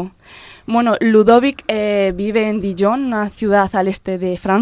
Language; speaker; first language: Spanish; native; Spanish